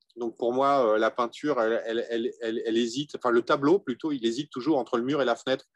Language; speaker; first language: French; native; French